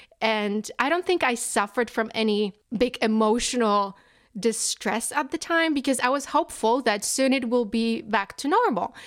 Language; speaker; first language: English; non-native, fluent; Polish